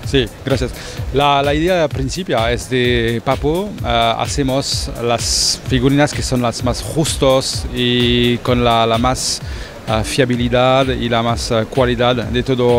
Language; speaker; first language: Spanish; non-native, fluent; French